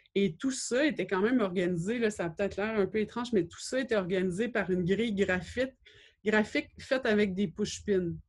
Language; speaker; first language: French; native; French